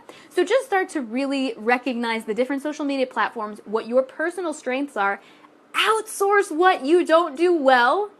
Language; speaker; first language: English; native; English